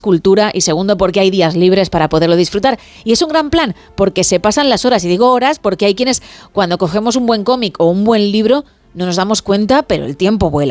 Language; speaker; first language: Spanish; native; Spanish